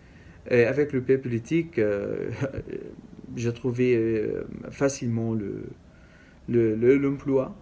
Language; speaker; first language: French; non-native, learner; Arabic